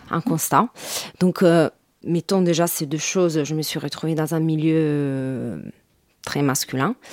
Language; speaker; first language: French; non-native, fluent; Italian